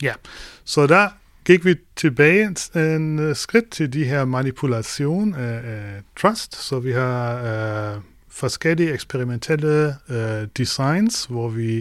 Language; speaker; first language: Danish; non-native, fluent; German